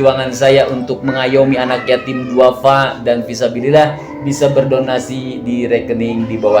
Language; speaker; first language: Indonesian; native; Indonesian